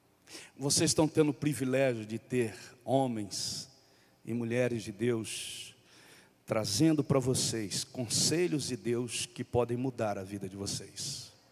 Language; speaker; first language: Portuguese; native; Portuguese